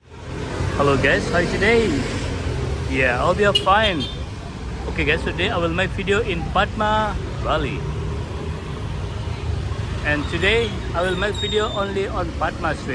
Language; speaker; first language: English; non-native, local second language; Indonesian